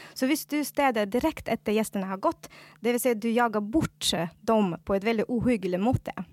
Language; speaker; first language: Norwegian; non-native, fluent; Russian